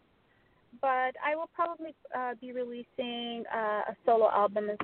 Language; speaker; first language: English; native; English